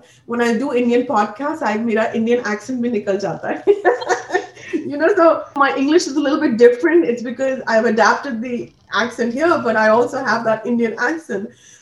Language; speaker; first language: English; non-native, local second language; Punjabi